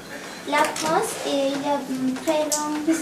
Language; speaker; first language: French; non-native, learner; Sinhala